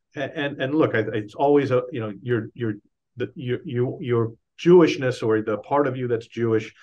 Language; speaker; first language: English; native; English